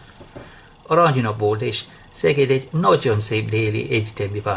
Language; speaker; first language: Hungarian; non-native, learner; English